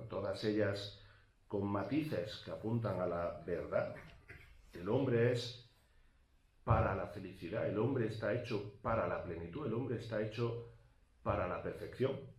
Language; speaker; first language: Spanish; native; Spanish